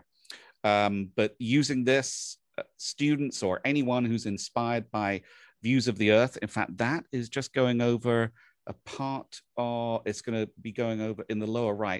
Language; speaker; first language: English; native; English